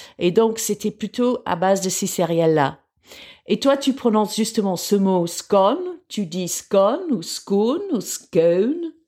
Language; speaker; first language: French; non-native, fluent; English